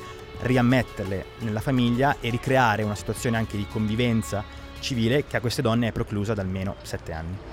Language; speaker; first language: Italian; native; Italian